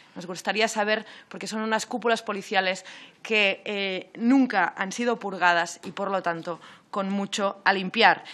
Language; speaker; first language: Spanish; non-native, local second language; Catalan